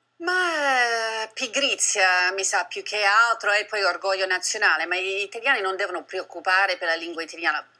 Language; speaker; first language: Italian; non-native, fluent; English